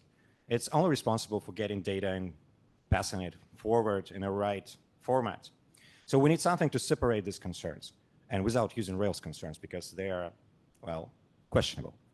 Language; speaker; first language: English; non-native, fluent; Russian